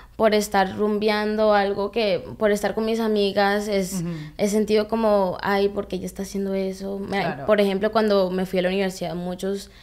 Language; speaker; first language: Spanish; early bilingual, heritage; Spanish